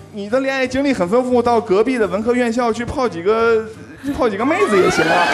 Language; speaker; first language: Chinese; native; Chinese